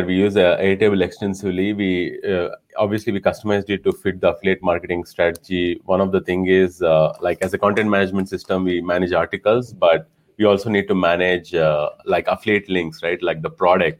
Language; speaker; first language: English; non-native, local second language; Telugu